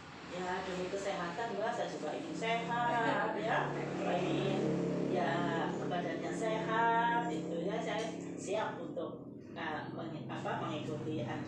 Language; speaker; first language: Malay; non-native, local second language; Javanese